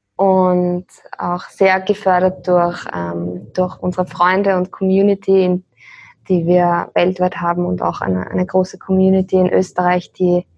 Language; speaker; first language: German; native; German